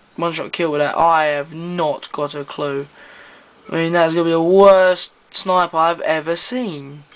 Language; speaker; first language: English; native; English